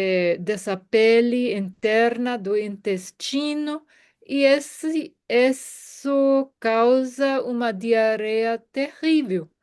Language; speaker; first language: Portuguese; non-native, fluent; German